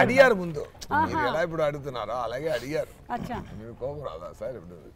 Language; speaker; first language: Telugu; non-native, local second language; Tamil